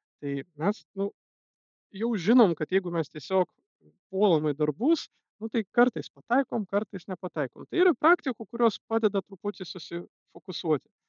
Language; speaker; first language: Lithuanian; non-native, local second language; Russian